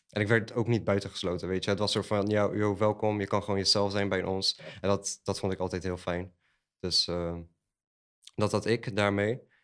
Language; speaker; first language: Dutch; early bilingual, other home language; Polish